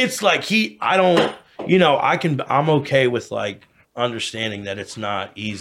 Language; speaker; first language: English; native; English